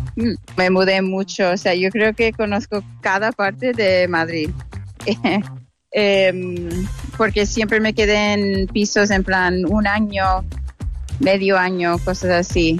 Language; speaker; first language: Spanish; non-native, fluent; English